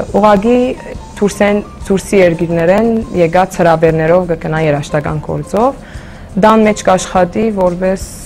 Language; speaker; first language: Armenian; early bilingual, heritage; Armenian